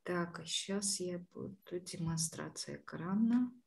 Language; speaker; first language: Russian; non-native, local second language; Kyrgyz